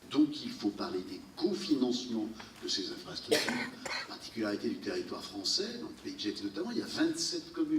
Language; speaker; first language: French; native; French